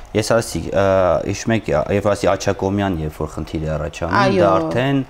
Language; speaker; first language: Armenian; native; Armenian